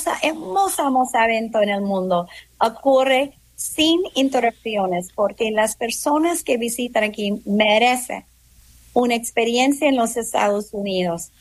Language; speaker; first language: Spanish; non-native, fluent; English